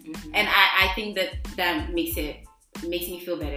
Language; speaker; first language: English; non-native, local second language; Akan